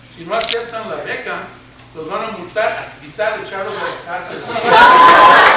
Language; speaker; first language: Spanish; early bilingual, heritage; Spanish